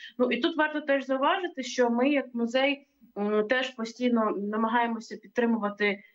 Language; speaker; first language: Ukrainian; native; Ukrainian